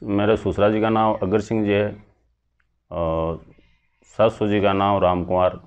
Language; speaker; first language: Hindi; native; Hindi